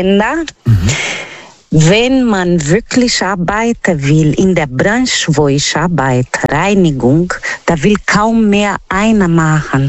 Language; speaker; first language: German; non-native, learner; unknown